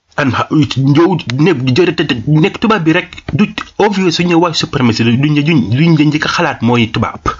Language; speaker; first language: Wolof; non-native, local second language; Serer